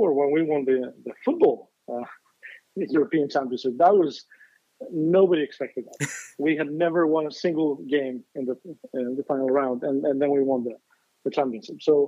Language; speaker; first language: English; non-native, fluent; Greek